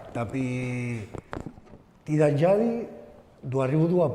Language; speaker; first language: Indonesian; non-native, learner; Spanish